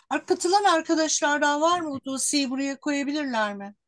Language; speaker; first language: Turkish; native; Turkish